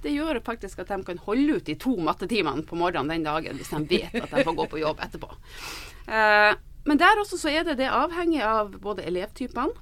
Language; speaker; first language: Norwegian; native; Norwegian